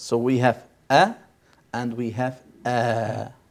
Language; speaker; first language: English; non-native, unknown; Arabic